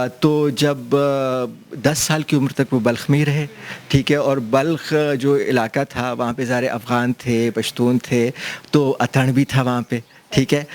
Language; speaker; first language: Urdu; non-native, local second language; Pashto